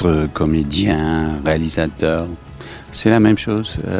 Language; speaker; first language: French; non-native, fluent; English